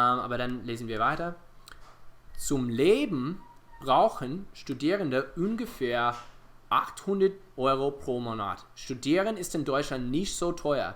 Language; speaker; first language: German; non-native, fluent; English